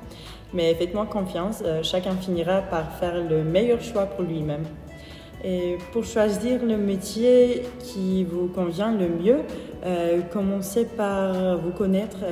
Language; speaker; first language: French; non-native, fluent; Turkish